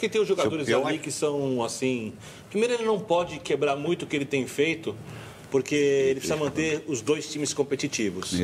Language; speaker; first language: Portuguese; native; Portuguese